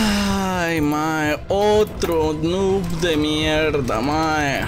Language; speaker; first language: Spanish; native; Spanish